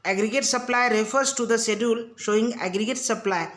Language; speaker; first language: English; non-native, local second language; Marathi